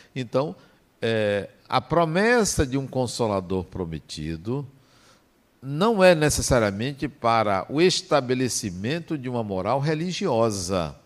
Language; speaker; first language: Portuguese; native; Portuguese